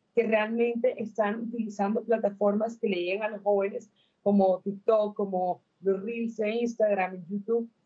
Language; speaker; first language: Spanish; native; Spanish